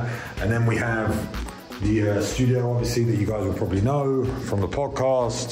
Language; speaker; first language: English; native; English